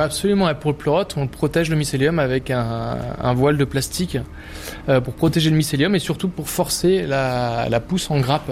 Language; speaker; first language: French; native; French